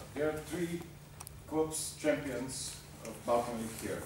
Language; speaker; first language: English; non-native, learner; Bulgarian